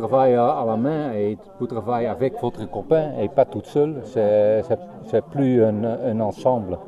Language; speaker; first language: French; non-native, learner; Dutch